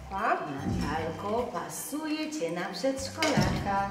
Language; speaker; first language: Polish; native; Polish